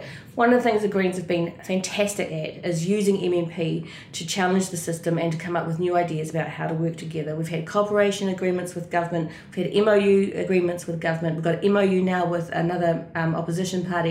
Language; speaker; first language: English; native; English